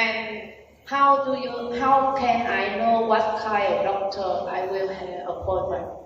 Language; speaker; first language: English; non-native, learner; Vietnamese